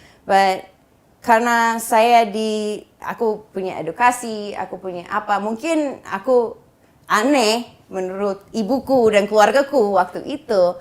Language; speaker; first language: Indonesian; non-native, fluent; English